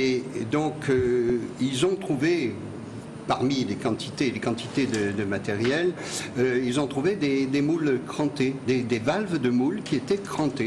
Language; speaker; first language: French; native; French